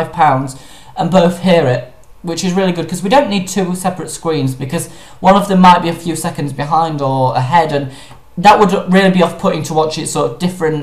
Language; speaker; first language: English; native; English